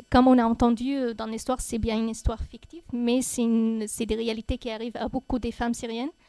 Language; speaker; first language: French; non-native, fluent; Arabic